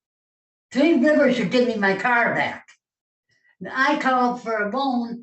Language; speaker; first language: English; native; English